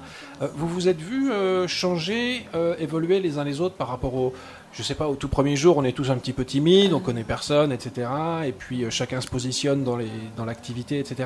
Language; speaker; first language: French; native; French